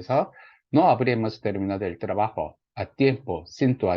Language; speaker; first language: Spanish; non-native, fluent; Korean